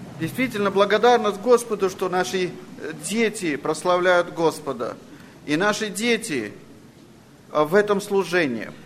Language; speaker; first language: Russian; non-native, fluent; Armenian